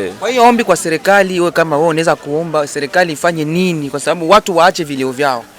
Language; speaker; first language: Swahili; native; Swahili